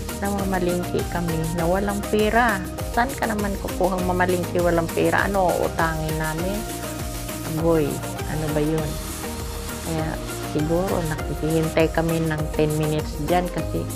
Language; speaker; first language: Filipino; non-native, local second language; Cebuano